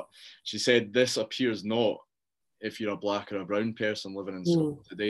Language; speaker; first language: English; native; English